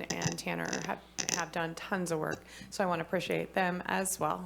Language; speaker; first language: English; native; English